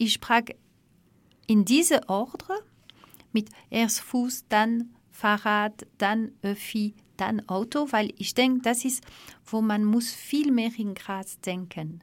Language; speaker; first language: German; non-native, fluent; French